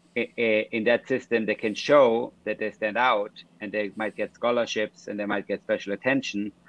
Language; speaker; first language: English; non-native, fluent; German